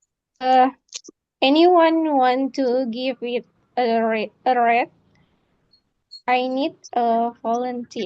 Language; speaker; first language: English; non-native, fluent; Indonesian